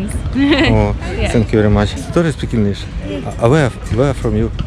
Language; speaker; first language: English; non-native, learner; Russian